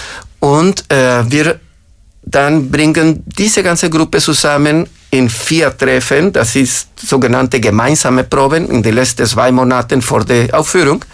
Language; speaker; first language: German; non-native, fluent; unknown